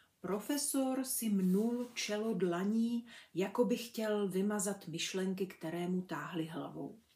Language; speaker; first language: Czech; native; Czech